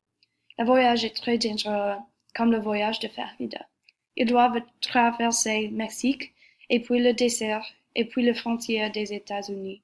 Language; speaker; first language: French; non-native, learner; English